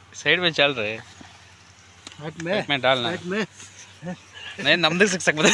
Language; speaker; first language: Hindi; non-native, learner; Kannada